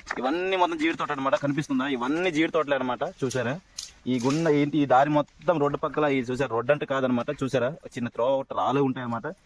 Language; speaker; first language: Telugu; non-native, local second language; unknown